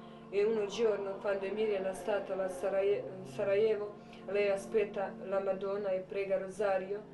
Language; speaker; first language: Italian; non-native, learner; Croatian